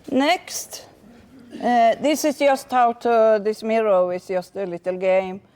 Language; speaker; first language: English; non-native, fluent; Swedish